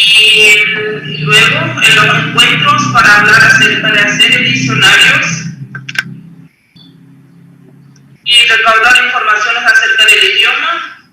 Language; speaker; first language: Spanish; non-native, local second language; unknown